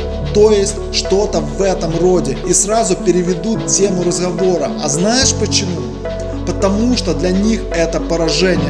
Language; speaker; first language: Russian; native; Russian